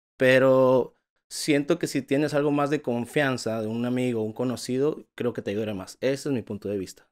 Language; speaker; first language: Spanish; native; Spanish